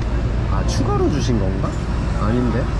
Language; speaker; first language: Korean; native; Korean